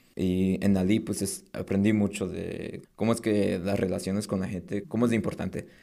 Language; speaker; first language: Spanish; early bilingual, heritage; Spanish